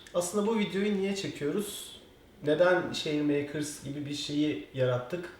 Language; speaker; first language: Turkish; native; Turkish